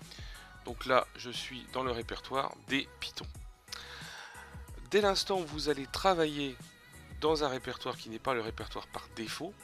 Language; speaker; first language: French; native; French